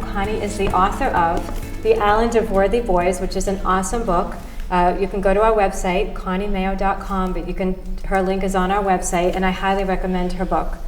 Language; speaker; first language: English; native; English